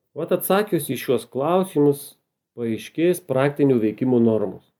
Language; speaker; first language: Lithuanian; native; Lithuanian